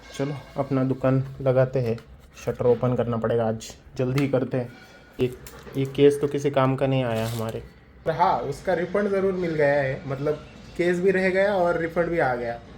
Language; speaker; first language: Hindi; non-native, local second language; Marathi